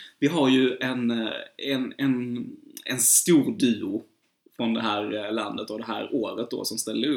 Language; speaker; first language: Swedish; native; Swedish